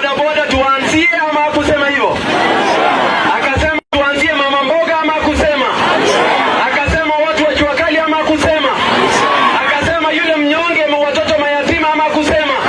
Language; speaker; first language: Swahili; non-native, local second language; Kalenjin